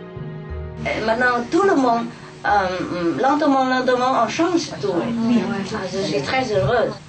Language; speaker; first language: French; non-native, learner; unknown